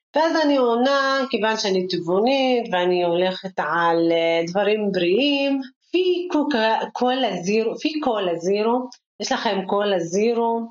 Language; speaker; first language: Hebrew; non-native, local second language; Arabic